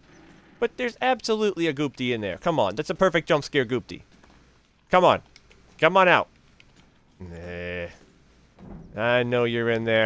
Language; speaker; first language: English; native; English